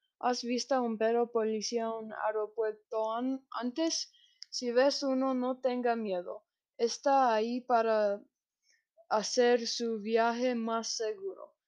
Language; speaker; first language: Spanish; non-native, learner; English